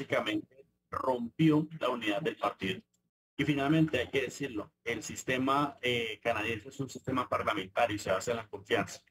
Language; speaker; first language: Spanish; native; Spanish